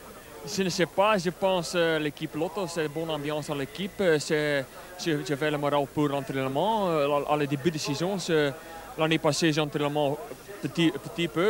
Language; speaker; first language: French; non-native, learner; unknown